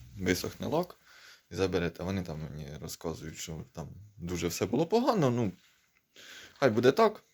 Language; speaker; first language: Ukrainian; native; Ukrainian